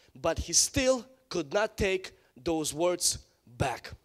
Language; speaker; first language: English; non-native, fluent; Ukrainian